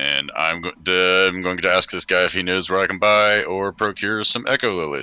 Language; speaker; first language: English; native; English